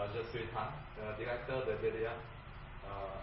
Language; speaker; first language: French; non-native, learner; Vietnamese